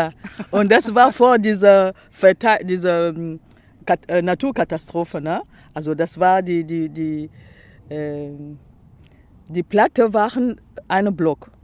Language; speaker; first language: German; non-native, local second language; French